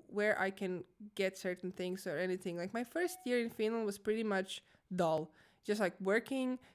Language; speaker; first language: English; non-native, fluent; Croatian